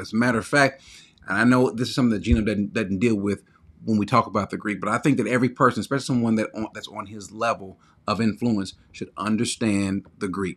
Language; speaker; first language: English; native; English